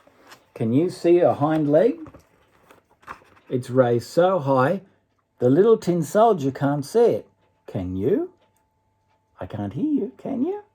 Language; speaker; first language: English; native; English